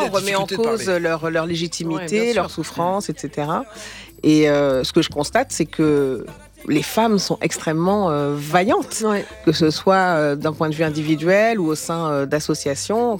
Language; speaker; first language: French; early bilingual, other home language; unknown